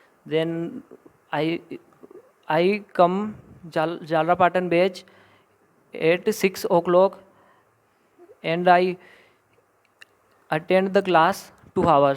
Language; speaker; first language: English; non-native, learner; Hindi